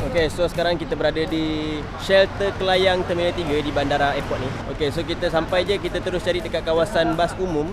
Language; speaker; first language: Malay; native; Malay